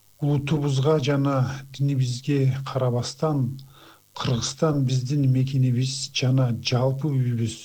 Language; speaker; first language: Kyrgyz; non-native, local second language; Azerbaijani